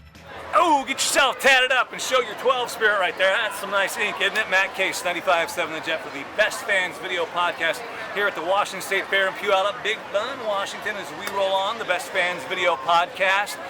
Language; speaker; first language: English; native; English